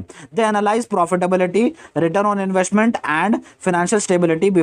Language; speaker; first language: Hindi; native; Hindi